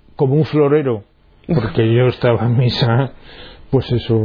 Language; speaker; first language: Spanish; native; Spanish